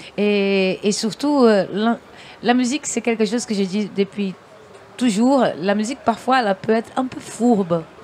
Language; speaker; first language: French; non-native, fluent; Portuguese